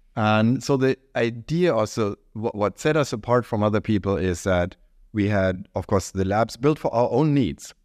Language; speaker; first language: English; non-native, fluent; German